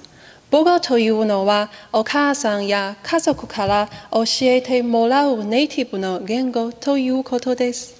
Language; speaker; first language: Japanese; non-native, fluent; Chinese